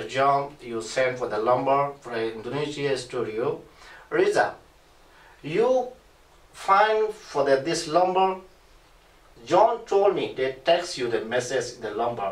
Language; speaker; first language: English; non-native, learner; Rohingya